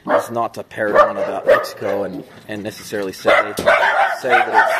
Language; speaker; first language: English; native; English